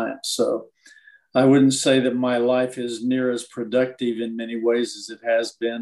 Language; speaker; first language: English; native; English